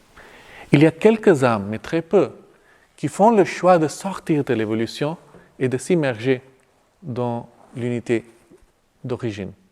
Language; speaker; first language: French; non-native, fluent; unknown